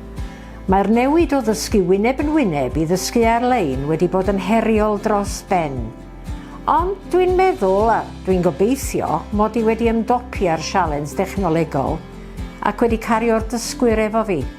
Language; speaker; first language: Welsh; non-native, fluent; English